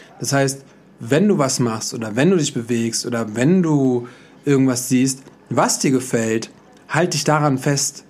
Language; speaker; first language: German; native; German